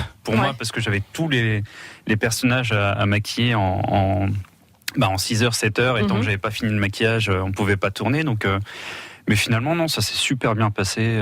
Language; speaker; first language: French; native; French